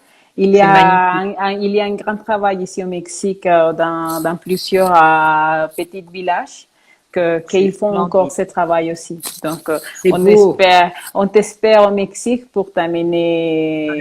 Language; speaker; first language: French; non-native, fluent; Spanish